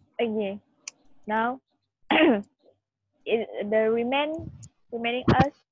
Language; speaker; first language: English; non-native, learner; Malay